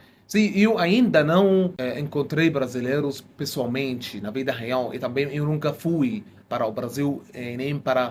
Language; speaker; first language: Portuguese; non-native, fluent; Arabic